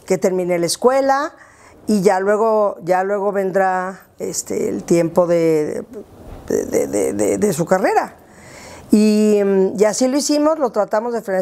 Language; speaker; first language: Spanish; native; Spanish